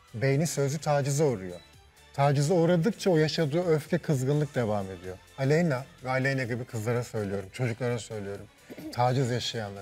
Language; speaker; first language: Turkish; native; Turkish